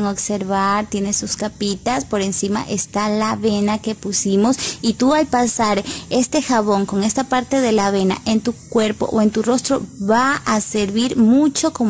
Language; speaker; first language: Spanish; native; Spanish